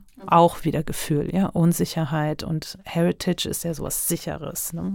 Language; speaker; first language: German; early bilingual, other home language; Turkish